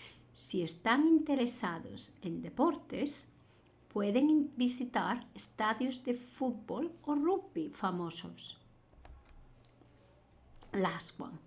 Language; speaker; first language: Spanish; non-native, fluent; English